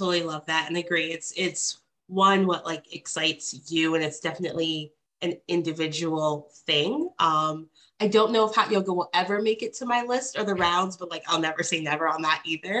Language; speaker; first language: English; native; English